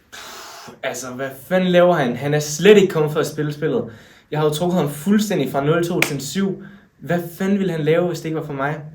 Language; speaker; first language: Danish; native; Danish